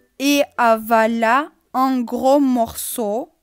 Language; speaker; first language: French; non-native, fluent; Russian